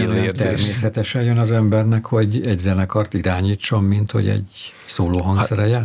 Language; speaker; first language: Hungarian; native; Hungarian